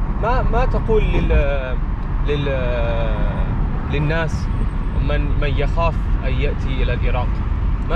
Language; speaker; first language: Arabic; non-native, learner; English